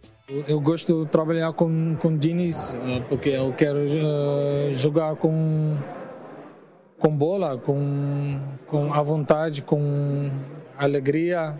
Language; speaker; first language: Portuguese; non-native, learner; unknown